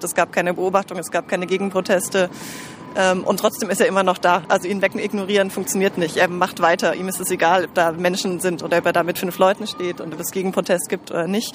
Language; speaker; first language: German; native; German